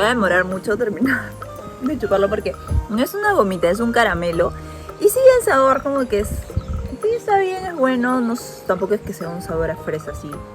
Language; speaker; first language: Spanish; native; Spanish